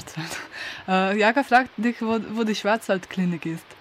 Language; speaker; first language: German; non-native, learner; Slovenian